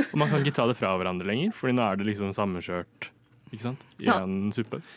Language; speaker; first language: Norwegian; early bilingual, other home language; Vietnamese